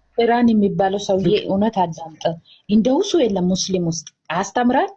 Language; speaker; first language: Amharic; non-native, local second language; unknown